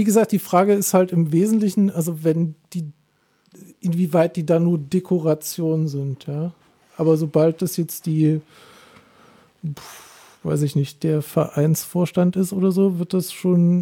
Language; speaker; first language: German; native; German